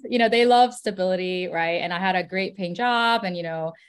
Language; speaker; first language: English; early bilingual, other home language; Korean